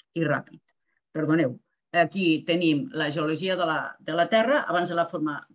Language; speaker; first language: Catalan; non-native, local second language; Spanish